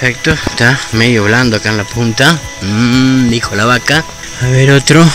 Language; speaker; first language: Spanish; native; Spanish